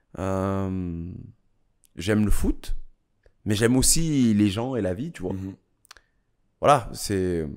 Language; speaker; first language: French; early bilingual, other home language; Kabuverdianu